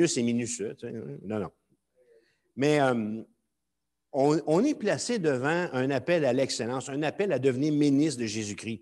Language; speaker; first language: French; native; French